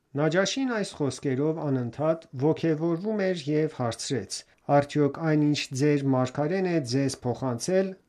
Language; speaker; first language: Armenian; native; Armenian